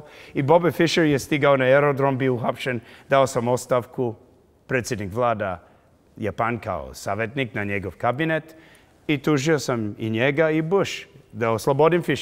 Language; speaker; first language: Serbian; early bilingual, heritage; English